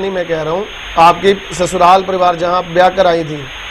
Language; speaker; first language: Hindi; native; Hindi